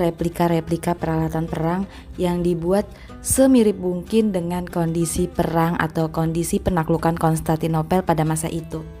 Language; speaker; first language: Indonesian; native; Indonesian